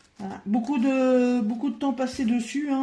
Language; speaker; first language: French; native; French